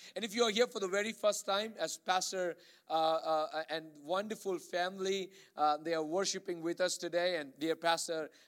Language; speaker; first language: English; non-native, local second language; Malayalam